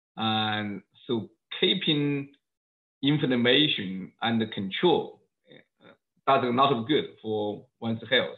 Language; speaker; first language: English; non-native, fluent; Chinese